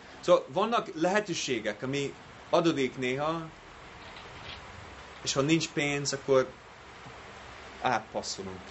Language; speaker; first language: Hungarian; non-native, fluent; English